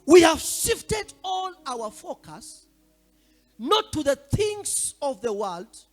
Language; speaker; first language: English; non-native, local second language; Swahili